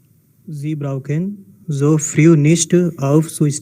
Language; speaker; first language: German; non-native, learner; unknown